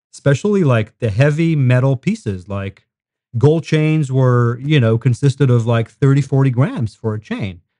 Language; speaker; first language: English; non-native, fluent; Hebrew